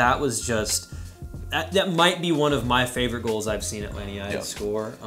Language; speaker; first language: English; native; English